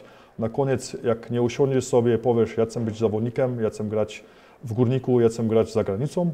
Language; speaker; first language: Polish; early bilingual, heritage; Polish